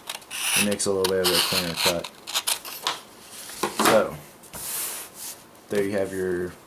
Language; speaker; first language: English; native; English